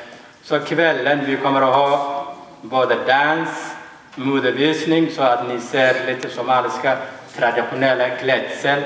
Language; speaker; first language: Swedish; early bilingual, other home language; Somali